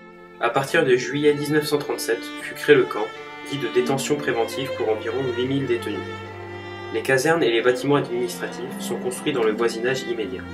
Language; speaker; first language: French; native; French